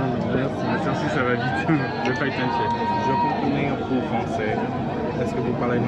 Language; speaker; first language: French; non-native, learner; English